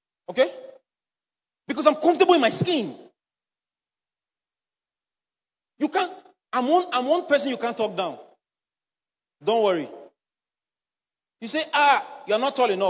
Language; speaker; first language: English; non-native, local second language; Bini